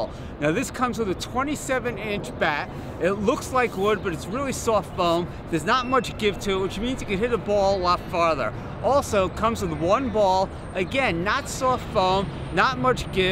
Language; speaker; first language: English; native; English